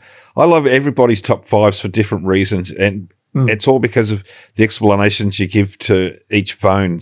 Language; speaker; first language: English; native; English